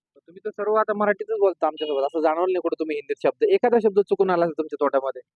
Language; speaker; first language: Marathi; native; Marathi